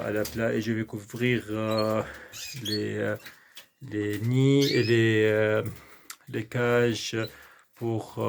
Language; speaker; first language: French; non-native, local second language; Arabic